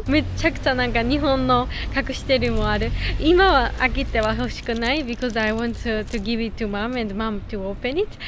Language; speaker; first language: Japanese; non-native, learner; Georgian